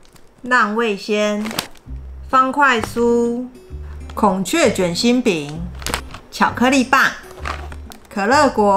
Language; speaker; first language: Chinese; native; Chinese